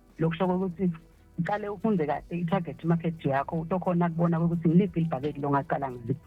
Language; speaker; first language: Zulu; native; Zulu